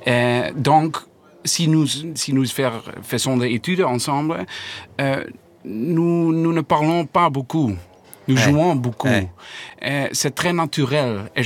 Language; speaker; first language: French; non-native, learner; Dutch